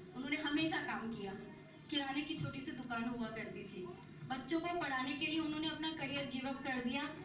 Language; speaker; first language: Hindi; non-native, local second language; Gujarati